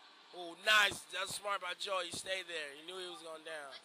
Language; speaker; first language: English; native; English